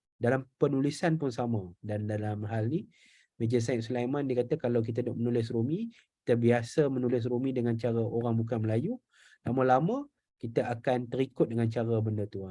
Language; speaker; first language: Malay; native; Malay